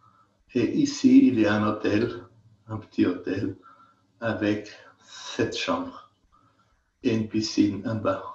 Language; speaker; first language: French; non-native, fluent; Portuguese